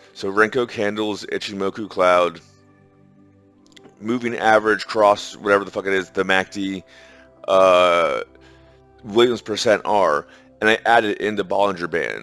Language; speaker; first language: English; native; English